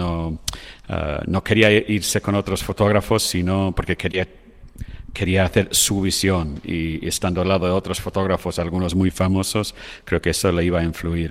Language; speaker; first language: Spanish; non-native, fluent; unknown